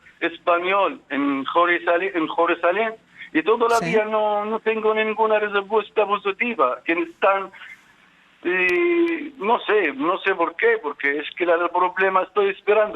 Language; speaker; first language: Spanish; non-native, fluent; Arabic